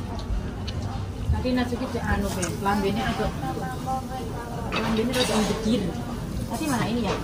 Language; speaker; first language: Indonesian; non-native, local second language; Javanese